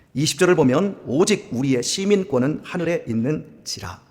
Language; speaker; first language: Korean; native; Korean